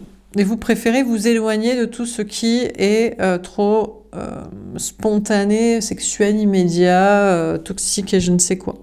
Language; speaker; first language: French; native; French